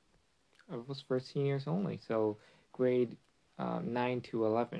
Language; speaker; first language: English; non-native, fluent; Chinese